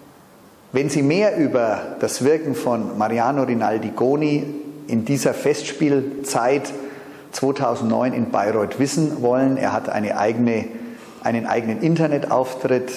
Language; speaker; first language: German; native; German